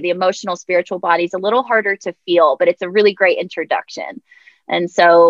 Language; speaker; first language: English; native; English